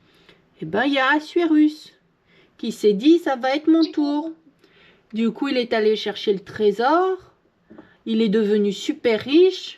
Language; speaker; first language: French; native; French